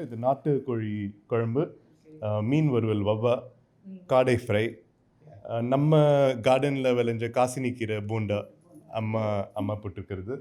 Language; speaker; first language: Tamil; native; Tamil